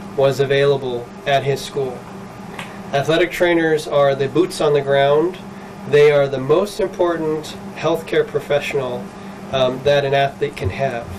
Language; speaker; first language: English; early bilingual, other home language; Spanish